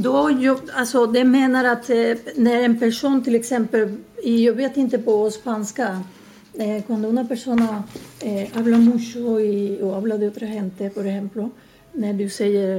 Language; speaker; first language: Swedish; non-native, learner; Spanish